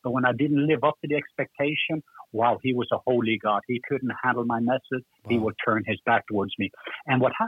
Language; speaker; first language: English; non-native, fluent; Norwegian